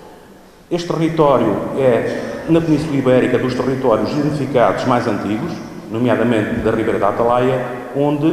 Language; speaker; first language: Portuguese; native; Portuguese